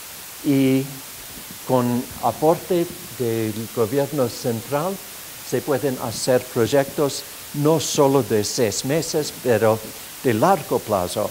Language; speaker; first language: Spanish; non-native, fluent; English